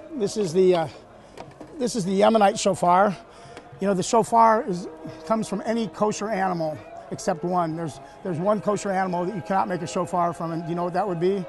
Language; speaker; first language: English; native; English